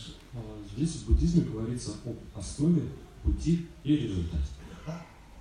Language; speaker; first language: Russian; native; Russian